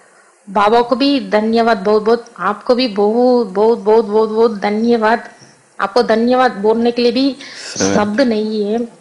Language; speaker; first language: Hindi; non-native, local second language; Tamil